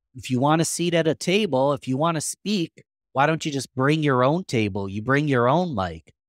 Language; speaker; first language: English; native; English